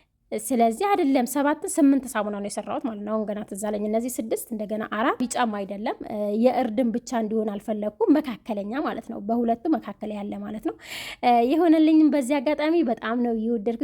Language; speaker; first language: Amharic; native; Amharic